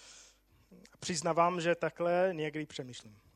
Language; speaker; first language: Czech; non-native, fluent; English